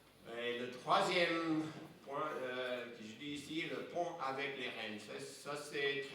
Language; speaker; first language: French; non-native, fluent; English